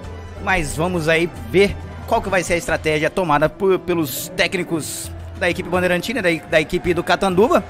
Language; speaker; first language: Portuguese; native; Portuguese